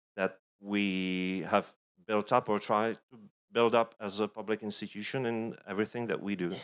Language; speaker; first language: English; non-native, fluent; Czech